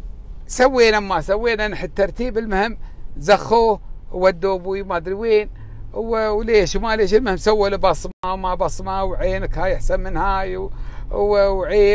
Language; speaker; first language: Arabic; native; Arabic